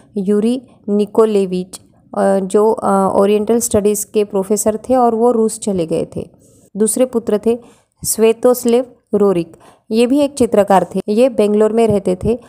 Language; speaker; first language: Hindi; non-native, local second language; Marathi